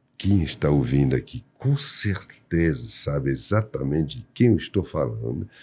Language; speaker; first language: Portuguese; non-native, fluent; French